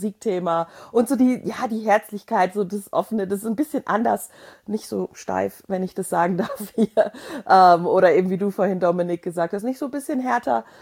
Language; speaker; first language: German; native; German